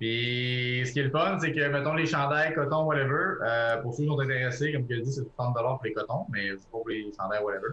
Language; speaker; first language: French; native; French